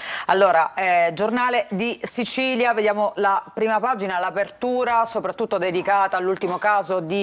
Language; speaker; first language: Italian; native; Italian